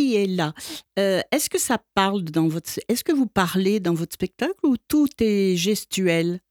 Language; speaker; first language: French; native; French